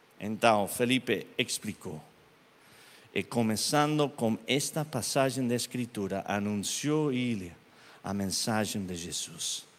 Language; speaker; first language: Portuguese; non-native, learner; Spanish